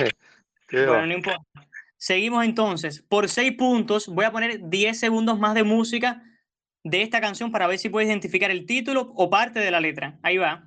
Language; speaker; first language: Spanish; native; Spanish